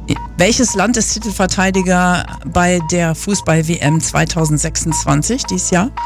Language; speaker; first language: German; native; German